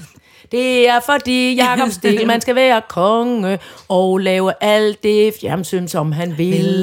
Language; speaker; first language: Danish; native; Danish